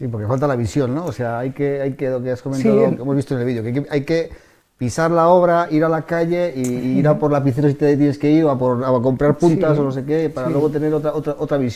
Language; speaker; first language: Spanish; native; Spanish